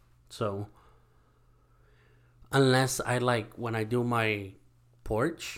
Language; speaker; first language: English; early bilingual, other home language; Spanish